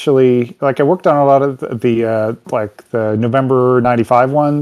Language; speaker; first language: English; native; English